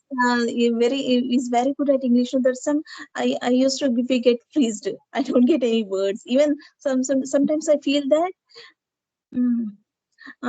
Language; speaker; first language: English; non-native, learner; Telugu